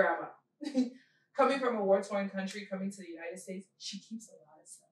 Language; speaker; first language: English; early bilingual, other home language; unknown